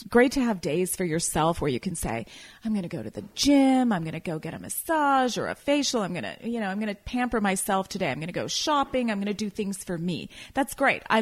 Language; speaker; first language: English; native; English